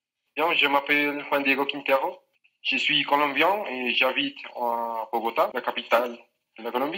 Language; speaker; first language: French; non-native, learner; Spanish